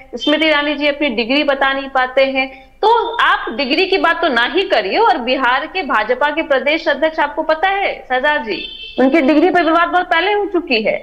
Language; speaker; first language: Hindi; native; Hindi